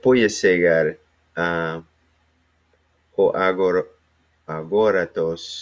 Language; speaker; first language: Greek; non-native, learner; English